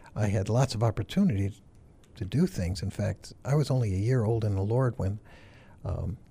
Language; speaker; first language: English; native; English